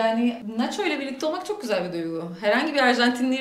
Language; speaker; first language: Turkish; native; Turkish